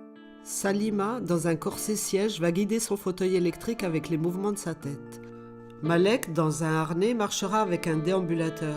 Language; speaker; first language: French; native; French